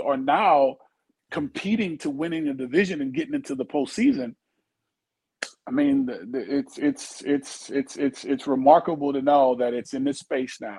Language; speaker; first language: English; native; English